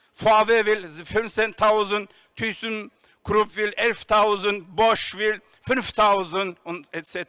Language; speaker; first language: German; non-native, fluent; Turkish